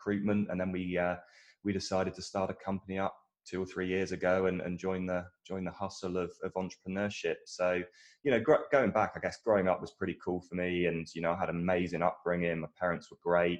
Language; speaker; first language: English; native; English